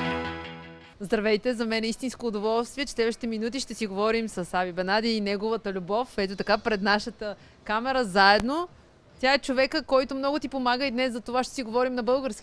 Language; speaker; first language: Bulgarian; native; Bulgarian